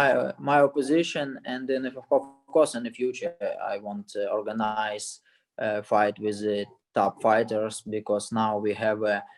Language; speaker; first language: English; non-native, learner; Russian